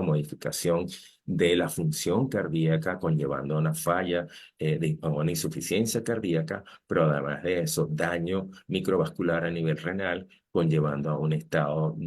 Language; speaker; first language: Spanish; native; Spanish